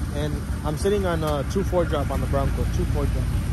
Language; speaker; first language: English; early bilingual, other home language; Spanish